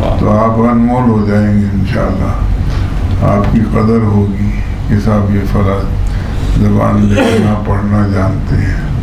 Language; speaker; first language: Urdu; native; Urdu